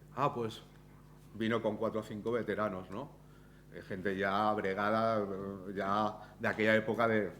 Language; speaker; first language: Spanish; native; Spanish